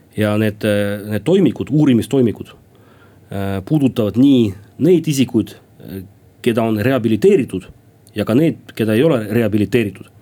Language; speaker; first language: Estonian; non-native, local second language; Russian